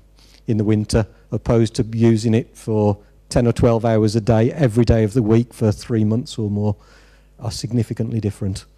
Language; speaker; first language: English; native; English